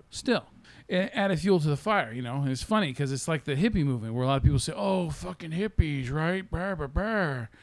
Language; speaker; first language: English; native; English